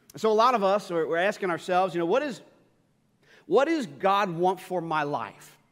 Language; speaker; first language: English; native; English